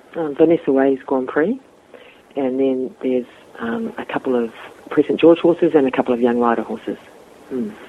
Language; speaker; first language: English; native; English